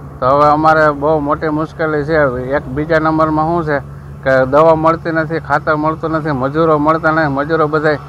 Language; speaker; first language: Gujarati; native; Gujarati